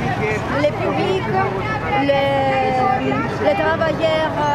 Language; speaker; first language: French; non-native, fluent; Greek